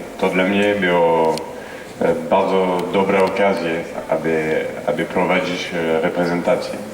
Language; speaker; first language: Polish; non-native, learner; French